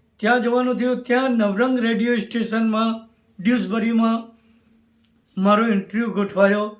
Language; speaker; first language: Gujarati; native; Gujarati